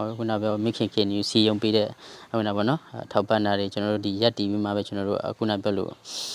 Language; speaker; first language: Burmese; non-native, local second language; S'gaw Karen